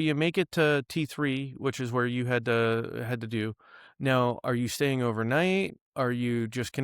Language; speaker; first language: English; native; English